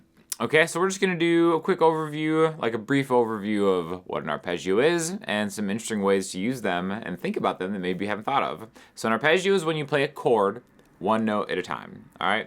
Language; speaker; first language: English; native; English